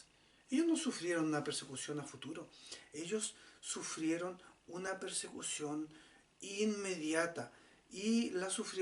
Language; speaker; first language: Spanish; native; Spanish